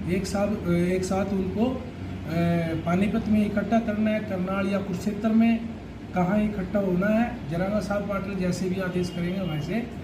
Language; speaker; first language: Hindi; native; Hindi